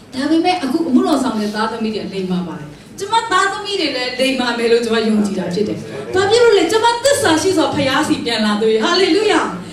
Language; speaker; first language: Burmese; non-native, local second language; Kachin